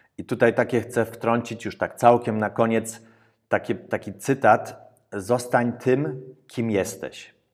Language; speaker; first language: Polish; early bilingual, heritage; Polish